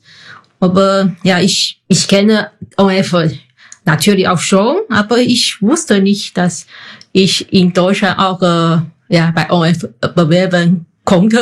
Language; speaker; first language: German; non-native, fluent; Chinese